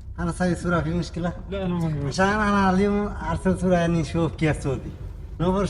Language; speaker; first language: Arabic; non-native, learner; Bangla